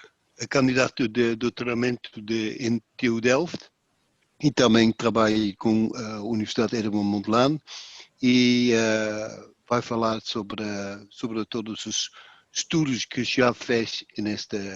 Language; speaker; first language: Portuguese; non-native, fluent; Dutch